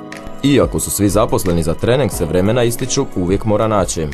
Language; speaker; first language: Croatian; native; Croatian